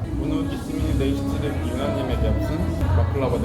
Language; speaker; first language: Turkish; non-native, learner; Korean